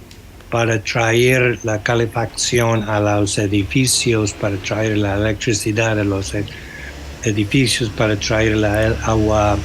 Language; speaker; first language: Spanish; non-native, fluent; English